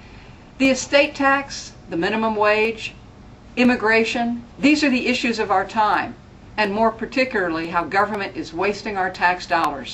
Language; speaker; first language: English; native; English